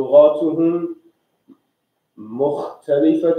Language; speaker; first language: Arabic; non-native, learner; English